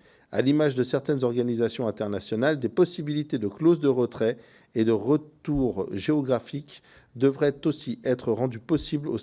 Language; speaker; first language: French; native; French